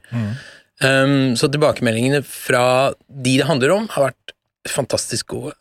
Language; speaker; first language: Norwegian; early bilingual, other home language; Persian